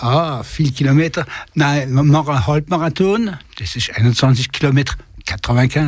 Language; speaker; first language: German; non-native, local second language; French